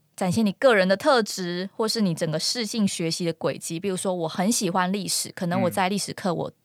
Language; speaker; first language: Chinese; non-native, local second language; Min Nan Chinese